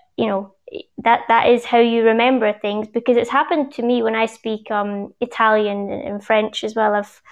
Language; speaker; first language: English; native; English